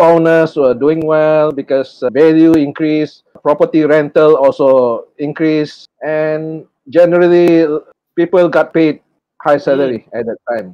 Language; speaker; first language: English; non-native, local second language; Malay